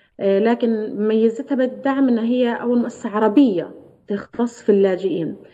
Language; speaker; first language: Arabic; native; Arabic